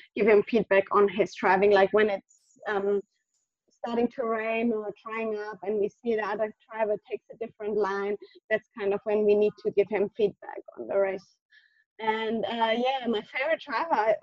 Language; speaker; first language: English; non-native, fluent; German